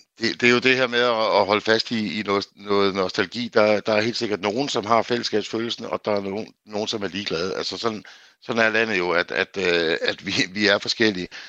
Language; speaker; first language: Danish; native; Danish